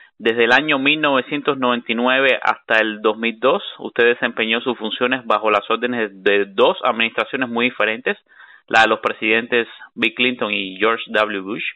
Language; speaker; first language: Spanish; native; Spanish